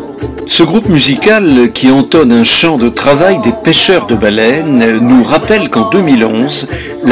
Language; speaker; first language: French; native; French